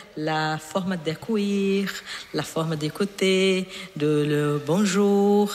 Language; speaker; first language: French; non-native, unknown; Portuguese